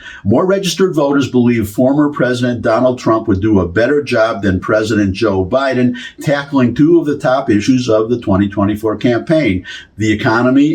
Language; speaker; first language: English; native; English